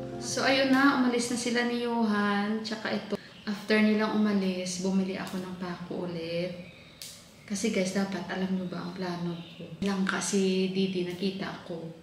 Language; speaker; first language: Filipino; non-native, local second language; Hiligaynon